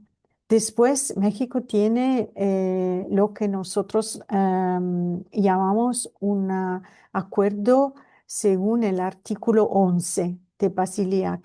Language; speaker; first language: Spanish; non-native, fluent; Italian